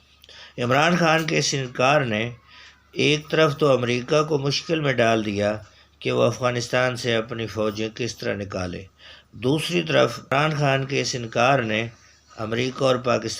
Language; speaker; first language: Urdu; non-native, local second language; Saraiki